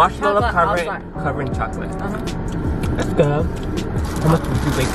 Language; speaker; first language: English; native; English